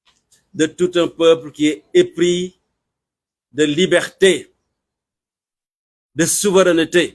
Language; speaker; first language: French; non-native, local second language; Wolof